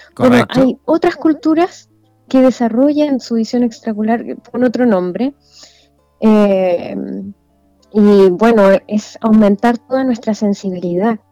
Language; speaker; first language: Spanish; native; Spanish